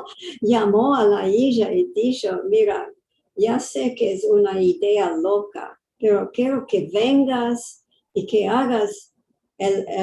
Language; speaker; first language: Spanish; early bilingual, heritage; English